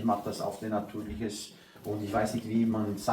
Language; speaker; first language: German; non-native, learner; Portuguese